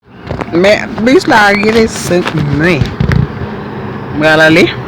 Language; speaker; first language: French; non-native, learner; Haitian Creole